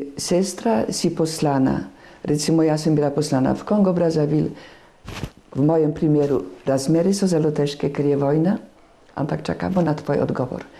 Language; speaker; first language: Slovenian; non-native, fluent; Polish